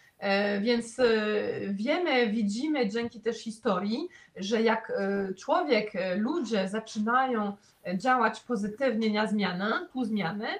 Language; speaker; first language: Polish; non-native, fluent; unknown